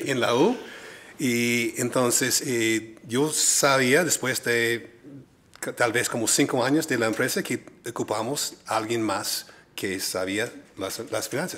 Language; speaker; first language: Spanish; non-native, fluent; English